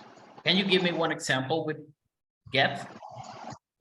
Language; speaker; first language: English; non-native, fluent; Spanish